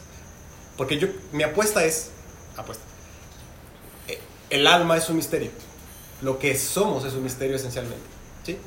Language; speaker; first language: Spanish; native; Spanish